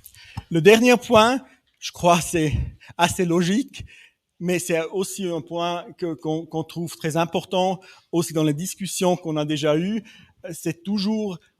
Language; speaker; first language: French; non-native, fluent; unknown